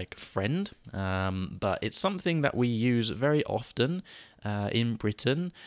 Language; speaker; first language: English; native; English